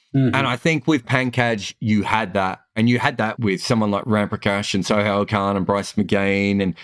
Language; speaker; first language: English; native; English